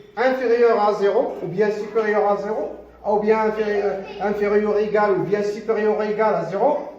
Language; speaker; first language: French; non-native, local second language; Arabic